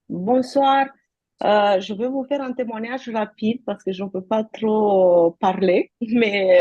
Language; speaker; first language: French; non-native, fluent; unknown